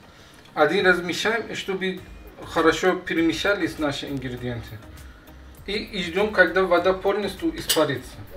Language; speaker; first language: Russian; non-native, learner; Persian